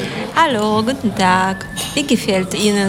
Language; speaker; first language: German; non-native, learner; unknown